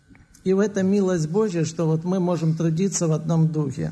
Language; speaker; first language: Russian; native; Russian